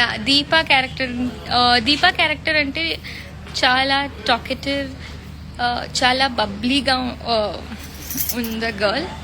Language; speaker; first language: Telugu; non-native, learner; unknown